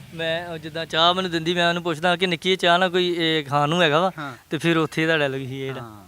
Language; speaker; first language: Punjabi; native; Punjabi